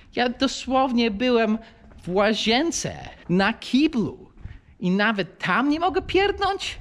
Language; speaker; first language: Polish; early bilingual, heritage; English